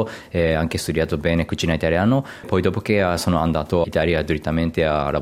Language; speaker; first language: Italian; non-native, learner; Japanese